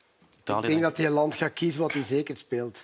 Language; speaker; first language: Dutch; native; Dutch